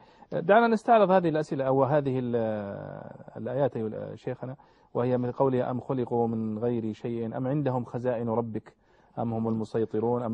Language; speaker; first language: Arabic; native; Arabic